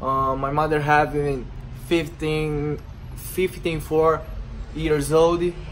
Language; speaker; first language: English; non-native, learner; Portuguese